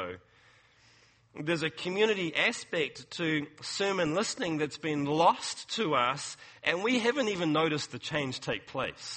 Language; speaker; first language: English; native; English